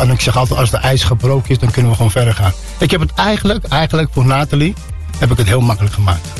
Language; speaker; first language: Dutch; early bilingual, other home language; Berber languages